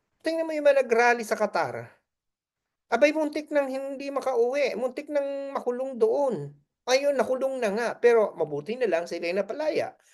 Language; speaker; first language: Filipino; native; Filipino